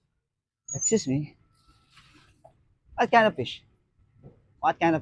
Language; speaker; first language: English; non-native, learner; Korean